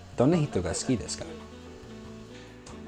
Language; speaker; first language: Japanese; non-native, learner; English